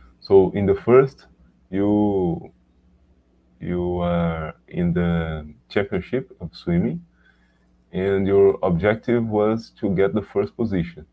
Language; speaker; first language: English; non-native, learner; Portuguese